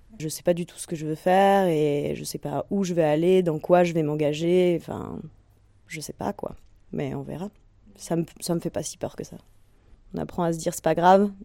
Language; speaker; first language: French; native; French